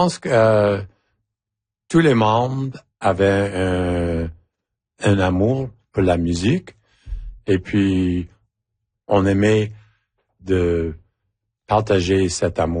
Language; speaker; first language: French; non-native, local second language; English